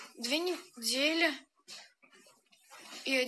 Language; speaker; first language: Russian; native; Russian